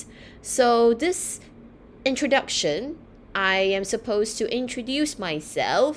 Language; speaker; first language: English; native; English